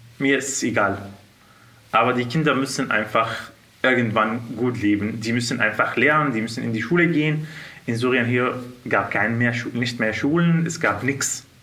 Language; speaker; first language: German; non-native, fluent; Arabic